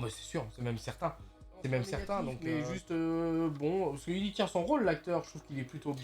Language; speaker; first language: French; native; French